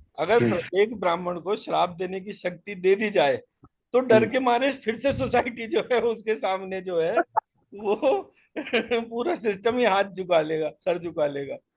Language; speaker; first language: Hindi; native; Hindi